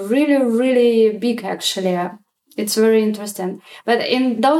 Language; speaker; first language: English; non-native, learner; Russian